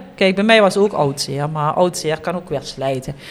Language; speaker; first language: Dutch; native; Dutch